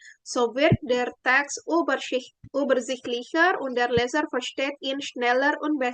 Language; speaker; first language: German; non-native, fluent; Indonesian